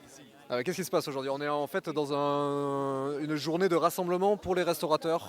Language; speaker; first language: French; native; French